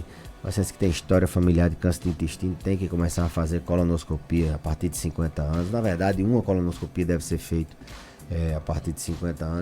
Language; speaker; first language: Portuguese; native; Portuguese